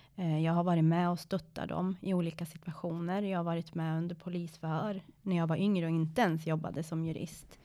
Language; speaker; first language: Swedish; early bilingual, other home language; Persian